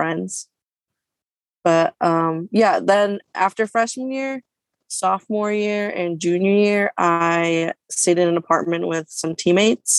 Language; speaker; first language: English; native; English